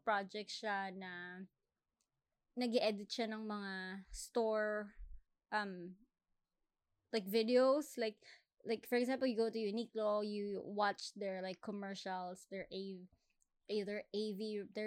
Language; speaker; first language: English; non-native, local second language; Filipino